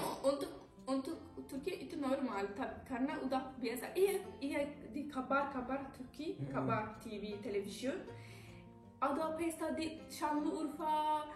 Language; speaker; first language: Indonesian; non-native, learner; Turkish